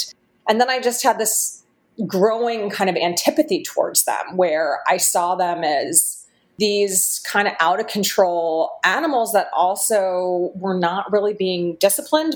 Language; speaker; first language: English; native; English